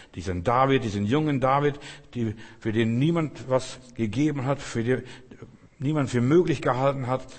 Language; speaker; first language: German; non-native, fluent; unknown